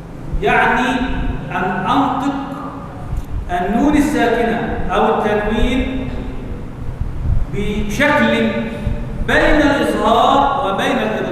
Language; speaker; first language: Arabic; non-native, fluent; Indonesian